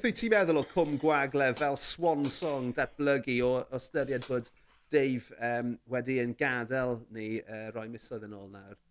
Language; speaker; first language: Welsh; native; Welsh